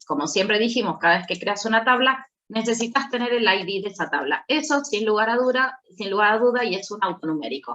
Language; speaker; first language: Spanish; native; Spanish